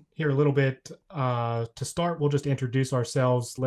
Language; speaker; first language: English; native; English